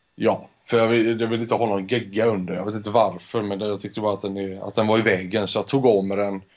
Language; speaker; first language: Swedish; early bilingual, heritage; Spanish